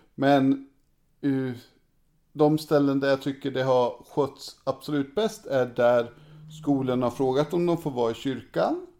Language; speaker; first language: Swedish; native; Swedish